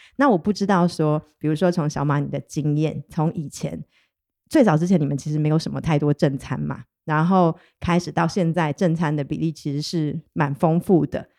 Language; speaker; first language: Chinese; native; Chinese